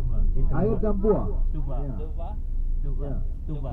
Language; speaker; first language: Indonesian; non-native, fluent; Arabic